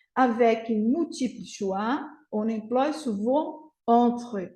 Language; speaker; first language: French; non-native, fluent; Portuguese